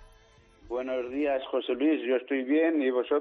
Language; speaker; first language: Spanish; native; Spanish